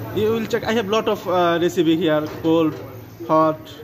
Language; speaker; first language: English; non-native, learner; Bangla